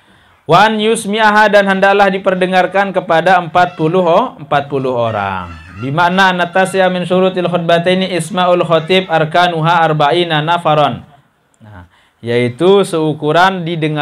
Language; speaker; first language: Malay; non-native, local second language; Sasak